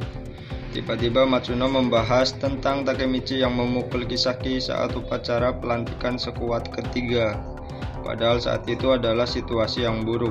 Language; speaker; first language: Indonesian; native; Indonesian